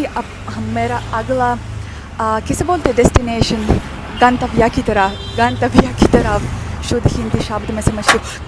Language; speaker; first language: Hindi; non-native, learner; Russian